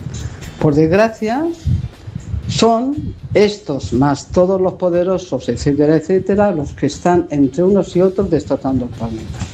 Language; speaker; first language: Spanish; native; Spanish